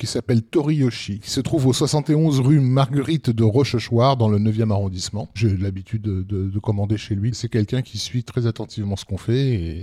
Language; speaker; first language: French; native; French